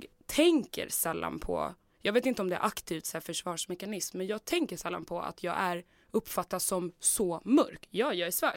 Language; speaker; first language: Swedish; native; Swedish